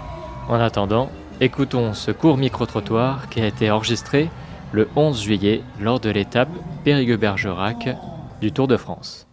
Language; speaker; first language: French; native; French